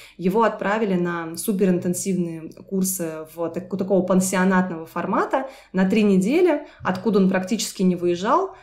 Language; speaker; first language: Russian; native; Russian